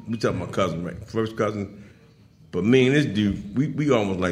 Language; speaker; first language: English; native; English